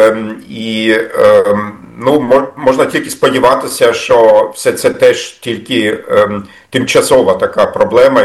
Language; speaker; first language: Ukrainian; non-native, fluent; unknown